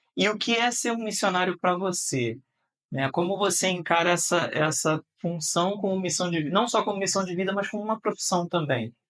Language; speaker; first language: Portuguese; native; Portuguese